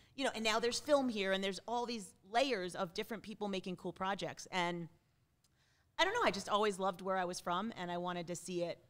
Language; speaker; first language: English; native; English